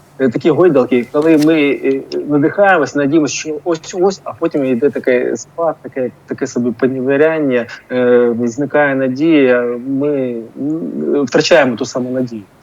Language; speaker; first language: Ukrainian; non-native, local second language; Russian